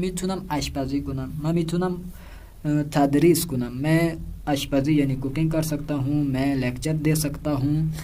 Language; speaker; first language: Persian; non-native, fluent; Urdu